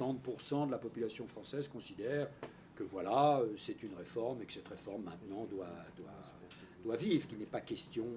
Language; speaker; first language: French; native; French